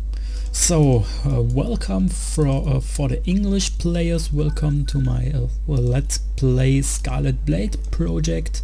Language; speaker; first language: English; non-native, learner; German